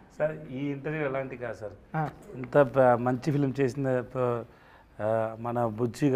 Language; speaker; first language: Telugu; non-native, learner; Tamil